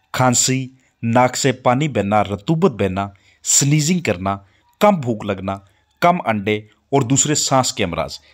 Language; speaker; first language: Urdu; non-native, local second language; Punjabi